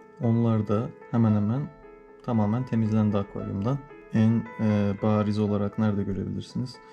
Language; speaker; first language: Turkish; native; Turkish